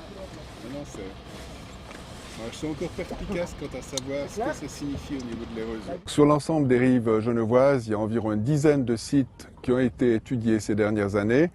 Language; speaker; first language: French; native; French